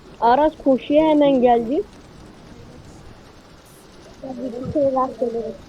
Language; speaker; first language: Turkish; native; Turkish